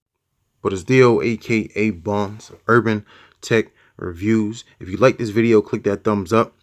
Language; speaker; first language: English; native; English